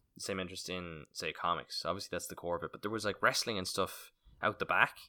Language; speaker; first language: English; native; English